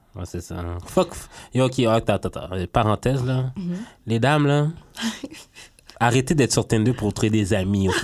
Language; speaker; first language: French; native; French